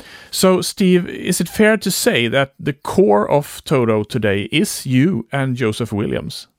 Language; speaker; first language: English; non-native, fluent; Swedish